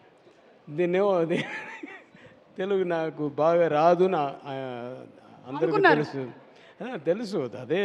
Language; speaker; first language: Telugu; non-native, learner; Tamil